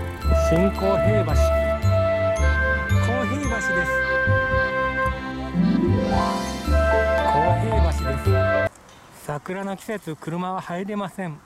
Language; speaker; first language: Japanese; native; Japanese